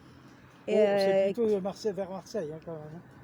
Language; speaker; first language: French; native; French